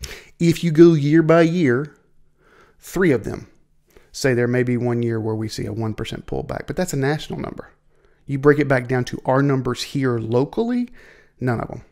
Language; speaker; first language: English; native; English